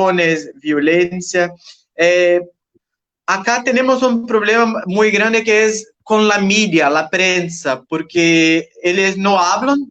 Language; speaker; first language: Spanish; non-native, learner; Portuguese